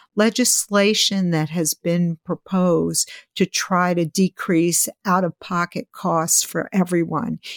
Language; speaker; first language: English; native; English